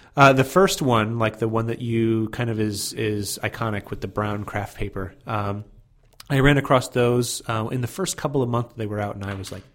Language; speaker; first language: English; native; English